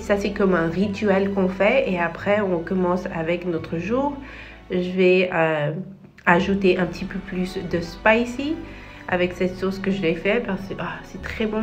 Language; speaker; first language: French; non-native, fluent; Spanish